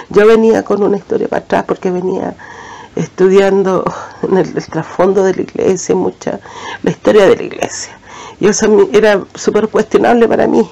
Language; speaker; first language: Spanish; native; Spanish